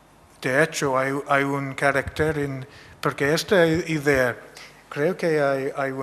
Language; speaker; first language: Spanish; non-native, fluent; English